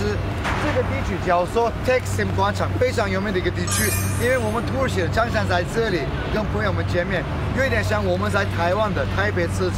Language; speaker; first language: Chinese; non-native, fluent; Turkish